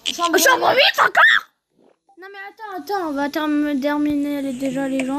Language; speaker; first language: French; native; French